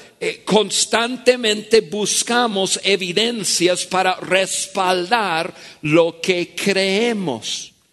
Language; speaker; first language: Spanish; non-native, fluent; English